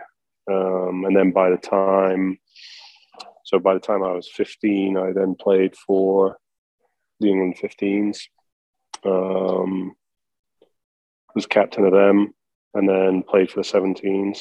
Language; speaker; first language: English; native; English